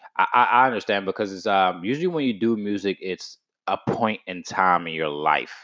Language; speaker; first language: English; native; English